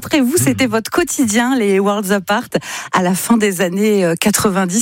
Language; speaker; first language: French; native; French